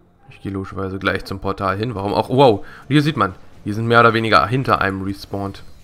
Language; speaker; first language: German; native; German